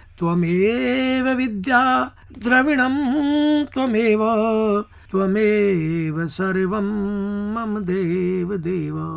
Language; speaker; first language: Hindi; native; Hindi